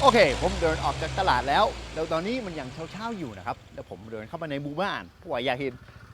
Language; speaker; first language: Thai; non-native, fluent; English